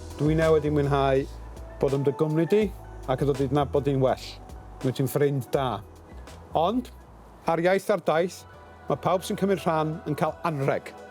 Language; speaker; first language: Welsh; native; Welsh